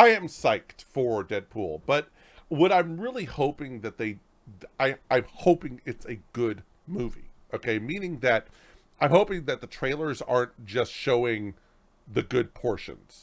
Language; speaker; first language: English; native; English